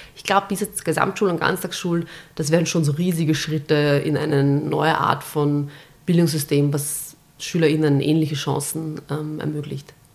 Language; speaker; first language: German; early bilingual, other home language; Bosnian